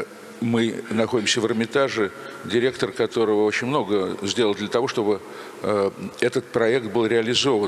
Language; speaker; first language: Russian; native; Russian